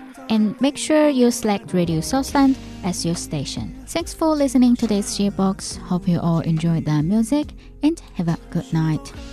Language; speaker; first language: English; non-native, fluent; Chinese